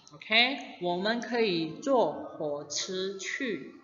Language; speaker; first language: Chinese; non-native, fluent; Indonesian